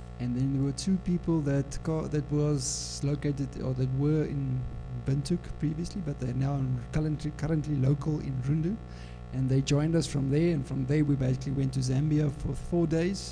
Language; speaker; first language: English; non-native, local second language; Afrikaans